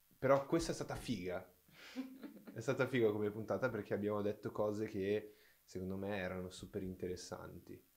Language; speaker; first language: Italian; non-native, fluent; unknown